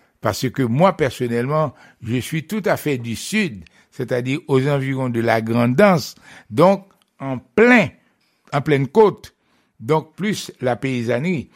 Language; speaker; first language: French; non-native, local second language; Haitian Creole